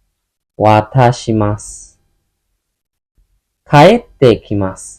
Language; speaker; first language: Japanese; non-native, fluent; Burmese